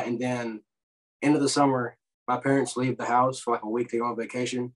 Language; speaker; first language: English; native; English